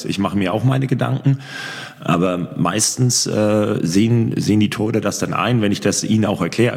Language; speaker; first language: German; native; German